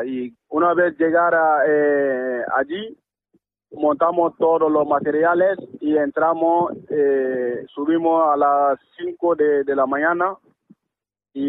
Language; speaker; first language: Spanish; non-native, learner; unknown